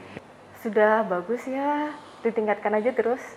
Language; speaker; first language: Indonesian; native; Indonesian